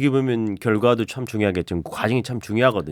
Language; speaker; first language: Korean; native; Korean